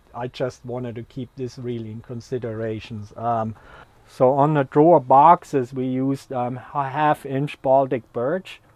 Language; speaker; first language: English; non-native, fluent; German